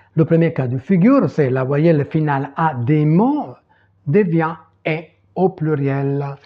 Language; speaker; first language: French; non-native, fluent; Italian